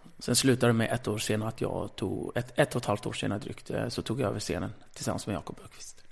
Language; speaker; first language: Swedish; early bilingual, other home language; Kurdish